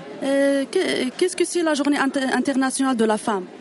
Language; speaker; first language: French; non-native, learner; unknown